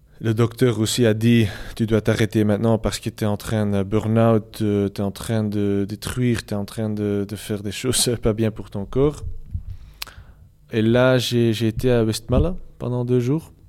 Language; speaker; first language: French; non-native, local second language; Dutch